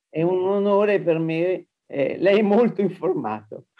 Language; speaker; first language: Italian; native; Italian